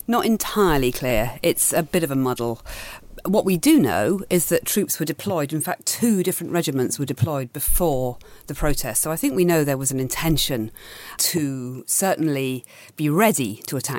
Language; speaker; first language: English; native; English